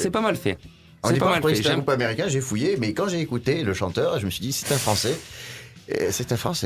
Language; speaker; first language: French; native; French